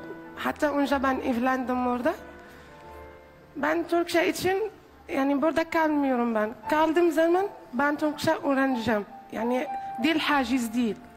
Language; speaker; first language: Turkish; non-native, learner; Arabic